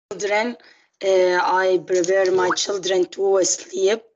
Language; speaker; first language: English; non-native, learner; Arabic